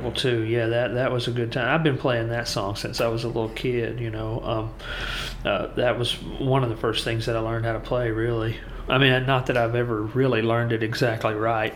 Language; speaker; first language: English; native; English